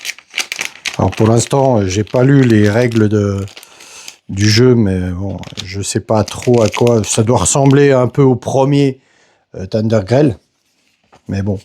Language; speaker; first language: French; native; French